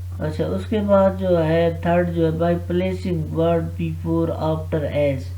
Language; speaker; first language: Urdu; non-native, local second language; Punjabi